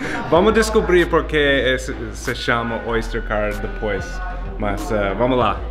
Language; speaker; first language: Portuguese; non-native, fluent; English